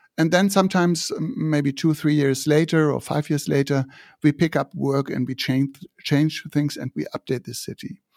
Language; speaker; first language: English; non-native, fluent; German